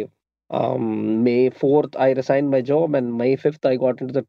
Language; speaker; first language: English; non-native, local second language; Malayalam